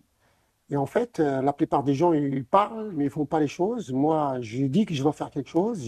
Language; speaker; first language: French; non-native, local second language; Arabic